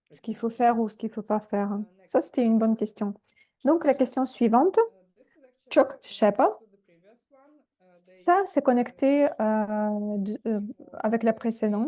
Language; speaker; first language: French; non-native, fluent; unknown